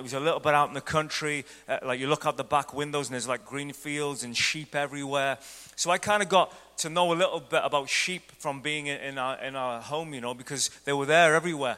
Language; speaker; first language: English; native; English